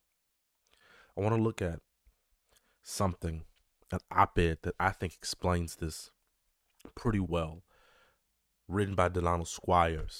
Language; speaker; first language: English; native; English